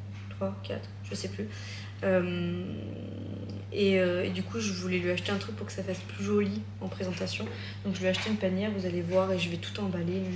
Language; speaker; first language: French; native; French